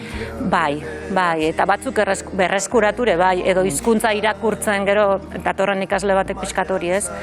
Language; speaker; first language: Basque; native; Basque